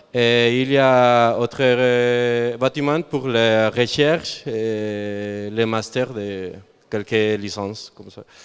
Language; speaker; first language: French; non-native, learner; Spanish